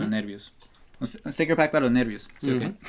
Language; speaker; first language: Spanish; early bilingual, heritage; Spanish